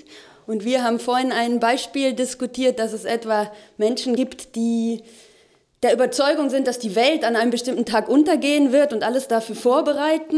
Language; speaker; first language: German; native; German